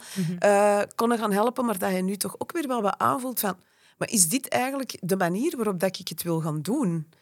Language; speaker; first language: Dutch; native; Dutch